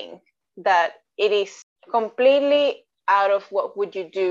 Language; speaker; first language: English; non-native, fluent; Spanish